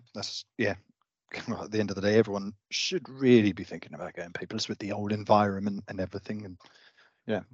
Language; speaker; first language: English; native; English